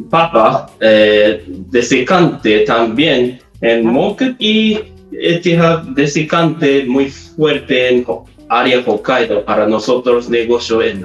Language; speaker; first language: Spanish; non-native, learner; Japanese